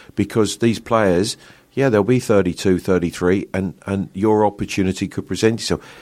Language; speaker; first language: English; native; English